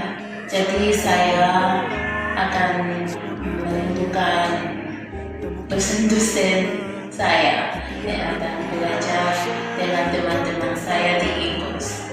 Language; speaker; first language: Indonesian; non-native, learner; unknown